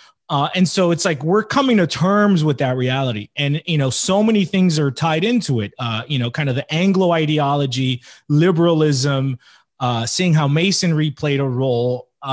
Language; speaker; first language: English; native; English